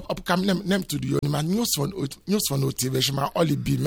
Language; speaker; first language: Hungarian; non-native, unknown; Yoruba